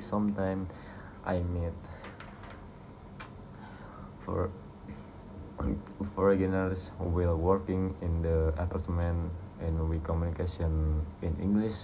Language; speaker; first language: English; non-native, learner; Indonesian